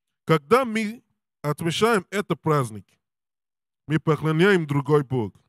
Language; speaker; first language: Russian; non-native, learner; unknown